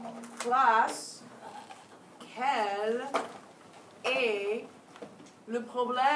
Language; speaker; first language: French; non-native, fluent; English